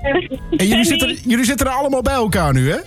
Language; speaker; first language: Dutch; native; Dutch